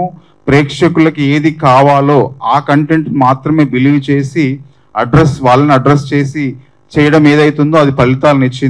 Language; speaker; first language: Telugu; native; Telugu